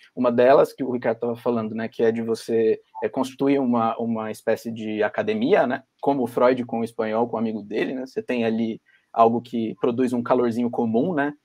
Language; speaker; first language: Portuguese; native; Portuguese